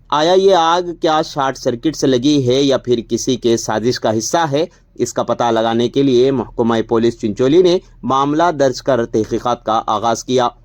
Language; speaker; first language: Urdu; native; Urdu